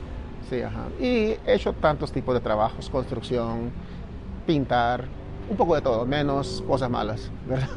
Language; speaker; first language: Spanish; native; Spanish